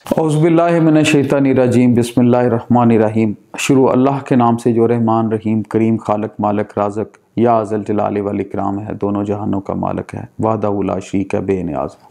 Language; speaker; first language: Urdu; non-native, local second language; Punjabi